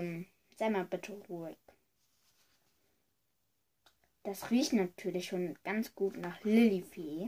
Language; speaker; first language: German; early bilingual, other home language; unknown